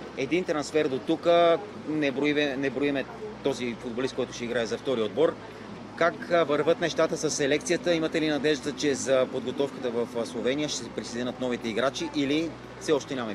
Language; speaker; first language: Bulgarian; native; Bulgarian